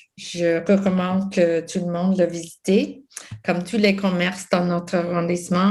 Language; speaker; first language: French; non-native, local second language; English